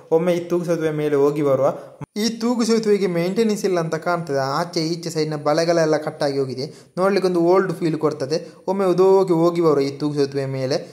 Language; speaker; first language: Kannada; non-native, local second language; Tulu